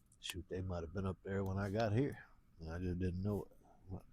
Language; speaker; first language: English; native; English